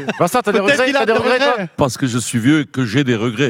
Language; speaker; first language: French; native; French